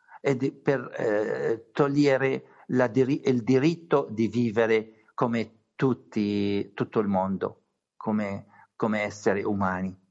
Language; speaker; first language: Italian; non-native, learner; Arabic